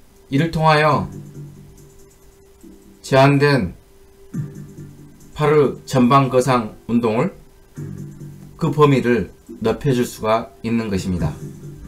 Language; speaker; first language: Korean; native; Korean